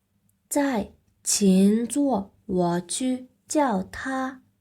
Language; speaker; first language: Chinese; non-native, fluent; Mongolian